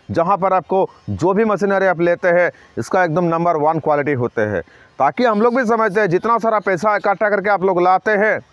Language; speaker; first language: Hindi; non-native, local second language; Bangla